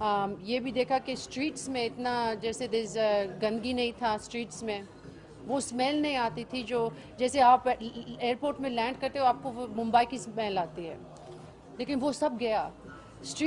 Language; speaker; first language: Hindi; early bilingual, heritage; English